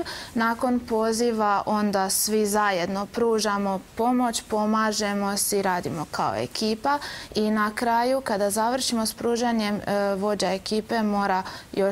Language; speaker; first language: Croatian; native; Croatian